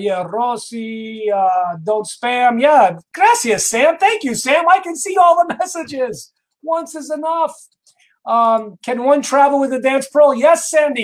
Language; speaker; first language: English; native; English